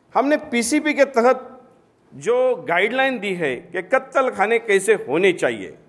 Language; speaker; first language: Hindi; non-native, local second language; Marathi